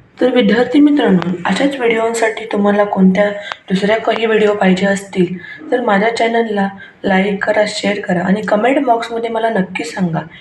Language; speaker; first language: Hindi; non-native, local second language; Marathi